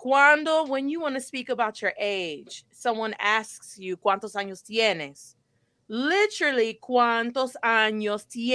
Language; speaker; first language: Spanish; non-native, fluent; English